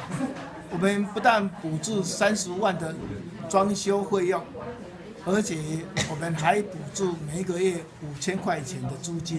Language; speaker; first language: Chinese; native; Chinese